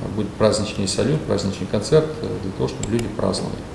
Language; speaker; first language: Russian; non-native, local second language; Romanian